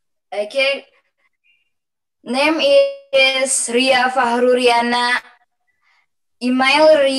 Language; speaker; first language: English; non-native, learner; Indonesian